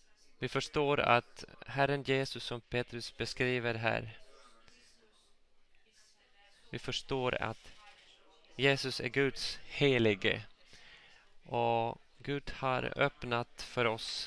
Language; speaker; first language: Swedish; non-native, local second language; Finnish